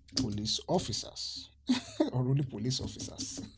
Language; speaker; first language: English; non-native, local second language; Yoruba